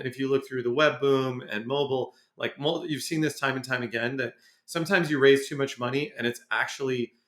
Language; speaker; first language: English; native; English